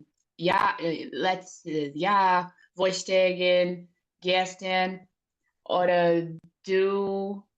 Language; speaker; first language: German; non-native, learner; Portuguese